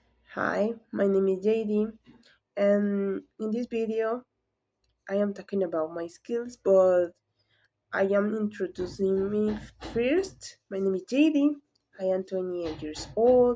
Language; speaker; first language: English; non-native, learner; Spanish